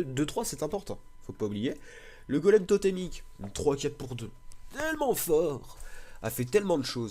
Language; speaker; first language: French; native; French